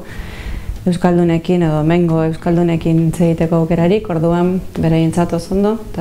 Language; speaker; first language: Basque; non-native, fluent; Spanish